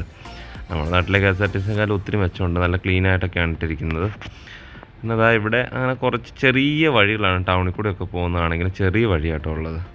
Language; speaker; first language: Malayalam; native; Malayalam